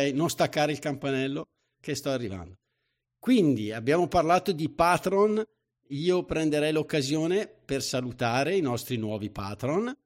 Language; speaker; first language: Italian; native; Italian